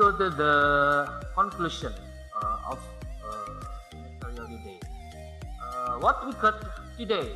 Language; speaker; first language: English; non-native, learner; Indonesian